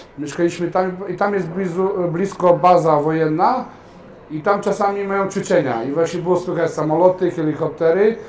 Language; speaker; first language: Polish; early bilingual, heritage; Serbian